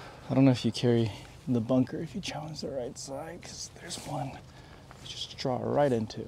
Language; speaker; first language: English; early bilingual, other home language; Korean